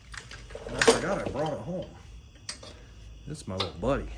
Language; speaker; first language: English; native; English